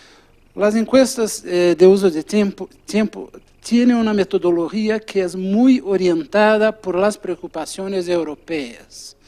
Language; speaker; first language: Spanish; non-native, fluent; Portuguese